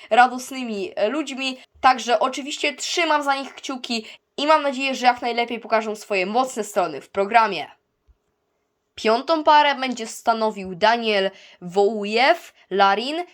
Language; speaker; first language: Polish; native; Polish